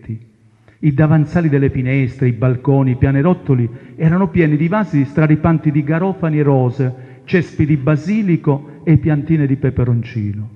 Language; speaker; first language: Italian; non-native, local second language; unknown